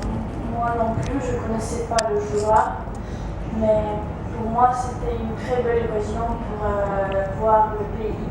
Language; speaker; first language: French; non-native, fluent; Russian